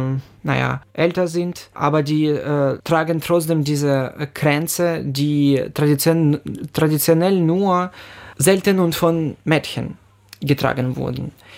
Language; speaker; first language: German; non-native, fluent; Ukrainian